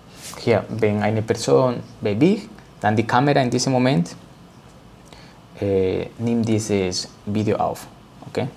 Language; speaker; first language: German; non-native, learner; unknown